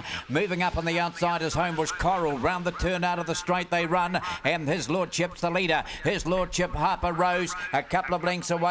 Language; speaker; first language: English; native; English